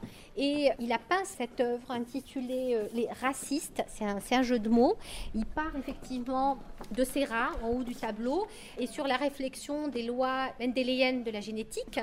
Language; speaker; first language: French; native; French